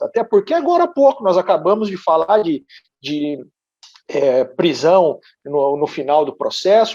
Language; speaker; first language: Portuguese; native; Portuguese